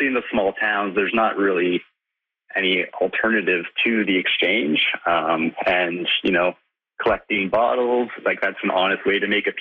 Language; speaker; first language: English; native; English